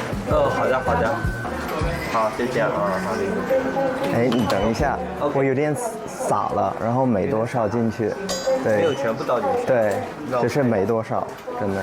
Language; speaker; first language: Chinese; non-native, fluent; English